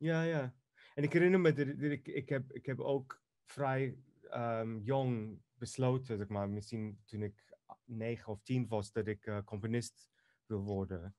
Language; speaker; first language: Dutch; non-native, fluent; Greek